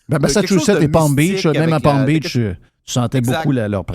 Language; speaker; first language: French; native; French